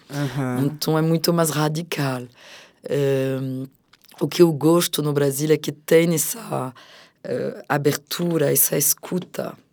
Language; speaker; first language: Portuguese; non-native, fluent; French